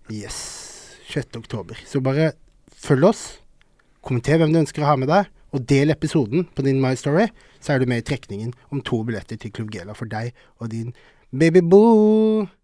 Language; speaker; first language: Norwegian; early bilingual, other home language; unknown